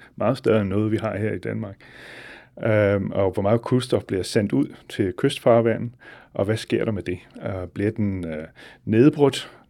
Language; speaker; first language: Danish; non-native, fluent; English